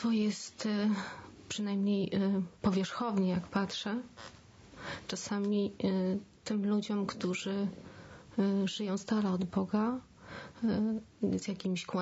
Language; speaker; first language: Polish; native; Polish